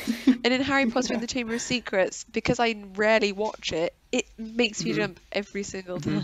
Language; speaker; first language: English; native; English